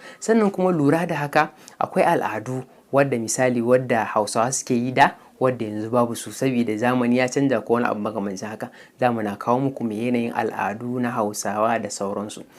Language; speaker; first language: Hausa; native; Hausa